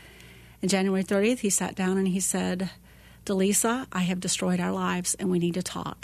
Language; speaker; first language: English; native; English